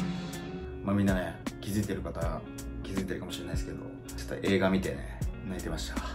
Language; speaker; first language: Japanese; native; Japanese